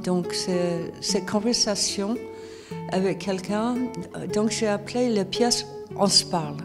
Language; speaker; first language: French; non-native, fluent; English